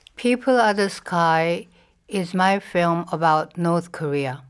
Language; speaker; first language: English; non-native, fluent; Korean